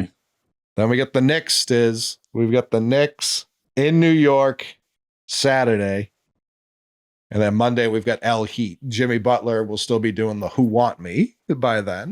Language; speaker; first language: English; native; English